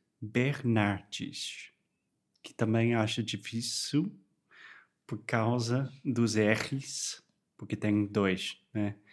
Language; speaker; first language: Portuguese; non-native, fluent; English